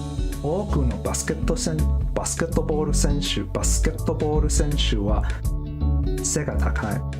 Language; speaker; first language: Japanese; non-native, learner; Cantonese